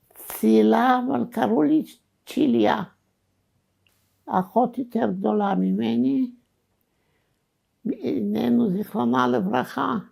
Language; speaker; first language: Hebrew; non-native, fluent; Romanian